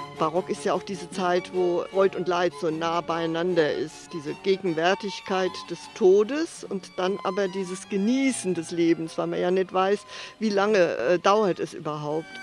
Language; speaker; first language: German; native; German